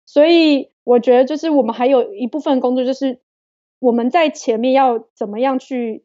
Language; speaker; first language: Chinese; native; Chinese